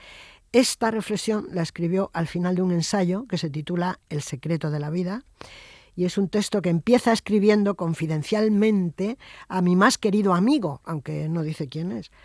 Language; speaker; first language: Spanish; native; Spanish